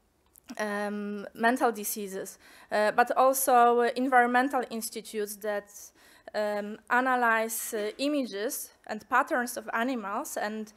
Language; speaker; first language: English; non-native, fluent; Polish